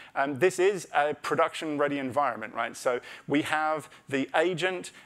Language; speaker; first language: English; native; English